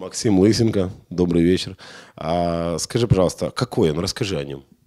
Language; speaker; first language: Russian; native; Russian